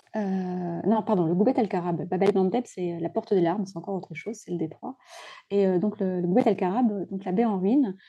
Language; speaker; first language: French; native; French